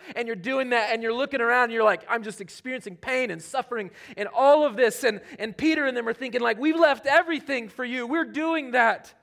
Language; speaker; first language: English; native; English